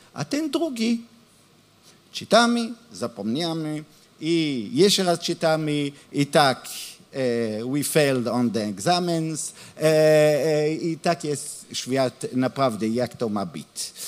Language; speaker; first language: Polish; non-native, learner; Hebrew